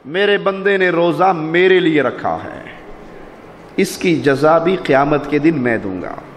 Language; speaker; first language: Urdu; non-native, local second language; Punjabi